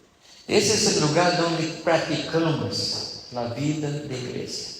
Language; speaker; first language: Spanish; non-native, fluent; Portuguese